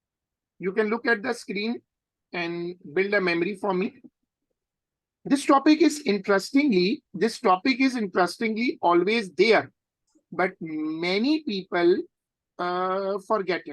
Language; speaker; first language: English; non-native, local second language; Urdu